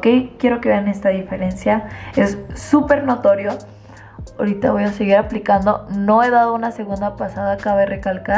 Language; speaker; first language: Spanish; native; Spanish